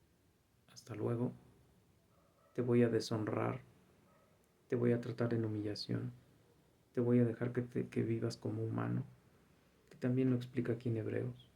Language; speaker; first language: Spanish; native; Spanish